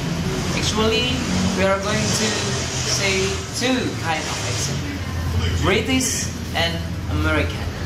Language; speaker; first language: English; non-native, learner; Indonesian